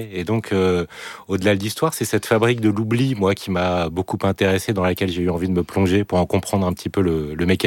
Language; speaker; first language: French; native; French